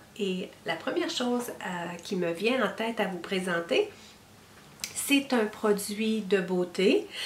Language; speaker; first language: French; native; French